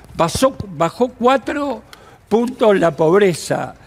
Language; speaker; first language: Spanish; native; Spanish